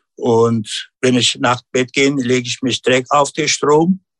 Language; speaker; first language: German; non-native, learner; Turkish